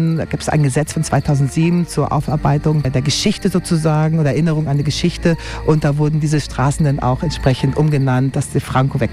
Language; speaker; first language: German; native; German